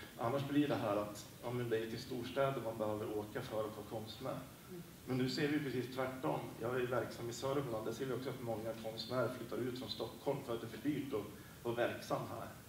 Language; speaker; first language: Swedish; native; Swedish